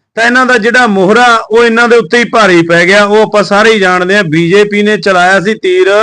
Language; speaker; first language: Punjabi; native; Punjabi